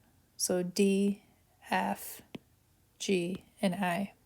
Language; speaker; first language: English; native; English